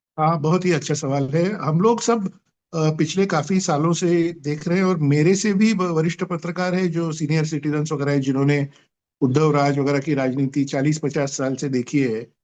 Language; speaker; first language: Hindi; non-native, local second language; Marathi